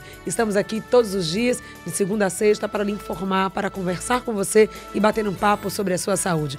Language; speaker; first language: Portuguese; native; Portuguese